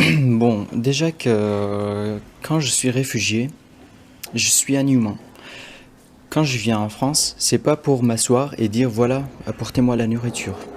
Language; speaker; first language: French; non-native, fluent; Arabic